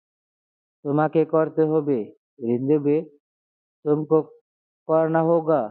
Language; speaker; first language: Hindi; non-native, learner; Bangla